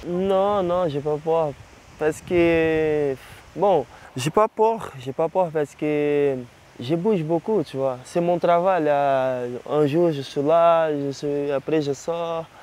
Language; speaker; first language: French; non-native, learner; Portuguese